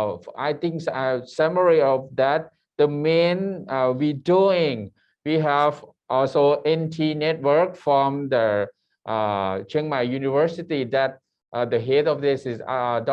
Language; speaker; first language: English; non-native, learner; Thai